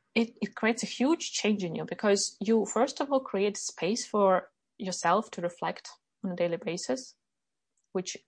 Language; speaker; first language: English; non-native, fluent; Ukrainian